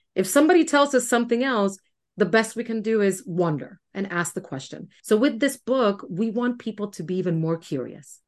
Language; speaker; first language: English; non-native, fluent; Spanish